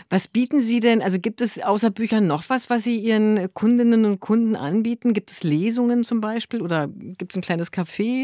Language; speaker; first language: German; native; German